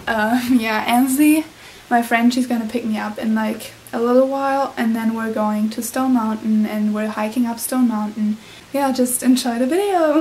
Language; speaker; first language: English; non-native, fluent; German